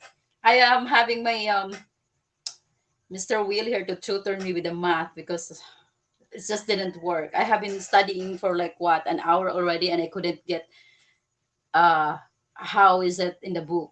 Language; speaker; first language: English; non-native, local second language; Cebuano